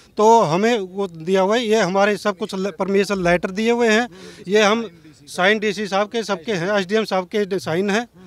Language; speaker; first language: Hindi; non-native, local second language; Punjabi